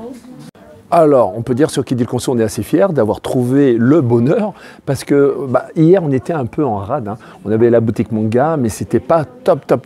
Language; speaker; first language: French; native; French